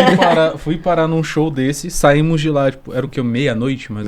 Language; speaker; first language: Portuguese; native; Portuguese